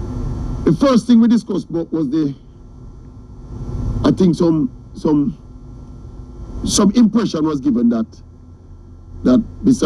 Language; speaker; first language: English; non-native, local second language; Jamaican Creole English